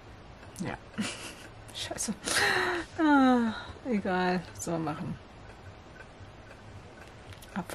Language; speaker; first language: German; native; German